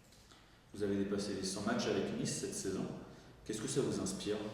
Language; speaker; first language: French; native; French